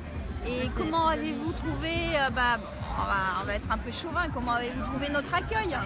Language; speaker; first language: French; native; French